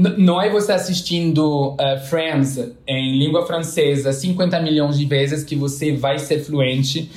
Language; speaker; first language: Portuguese; non-native, fluent; French